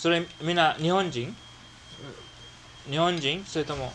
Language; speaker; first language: Japanese; early bilingual, heritage; Japanese